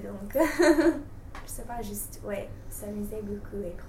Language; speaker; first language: French; non-native, fluent; English